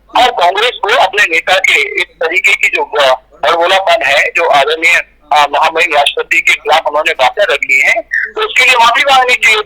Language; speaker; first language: Hindi; native; Hindi